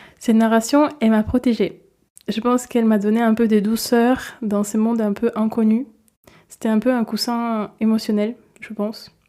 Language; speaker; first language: French; non-native, fluent; Spanish